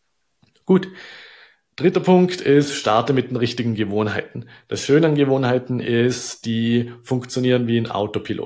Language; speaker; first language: German; native; German